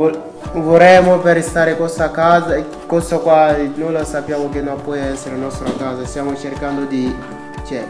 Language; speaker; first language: Italian; non-native, learner; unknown